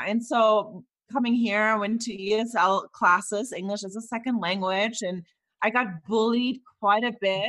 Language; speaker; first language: English; non-native, fluent; German